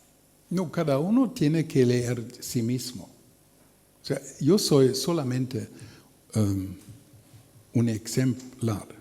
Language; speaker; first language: Spanish; non-native, learner; German